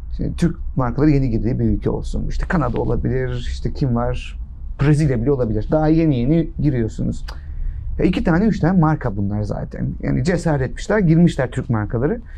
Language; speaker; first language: Turkish; early bilingual, heritage; English